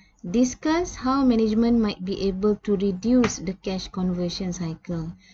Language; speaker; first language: English; non-native, local second language; Malay